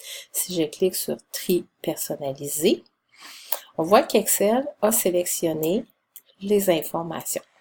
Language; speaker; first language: French; native; French